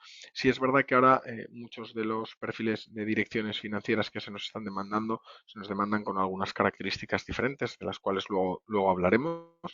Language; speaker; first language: Spanish; native; Spanish